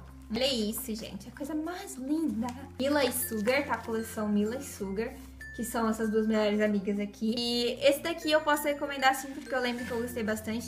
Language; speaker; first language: Portuguese; native; Portuguese